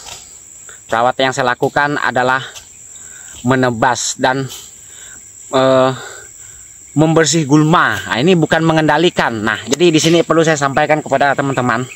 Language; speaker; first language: Indonesian; native; Indonesian